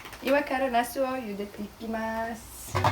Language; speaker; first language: Japanese; non-native, fluent; Serbian